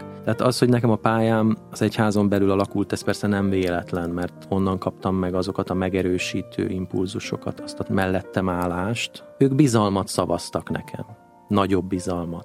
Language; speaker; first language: Hungarian; native; Hungarian